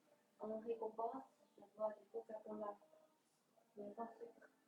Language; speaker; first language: French; non-native, learner; Chinese